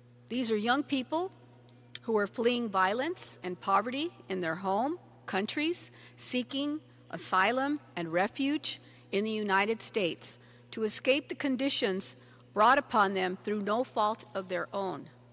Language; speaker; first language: English; early bilingual, other home language; Spanish